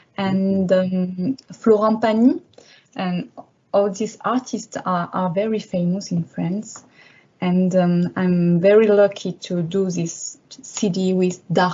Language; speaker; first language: English; non-native, learner; French